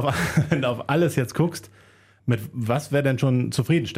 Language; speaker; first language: German; native; German